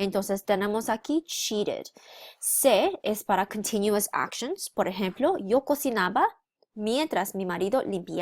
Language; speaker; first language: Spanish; non-native, fluent; English